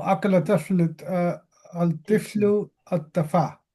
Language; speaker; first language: Arabic; non-native, learner; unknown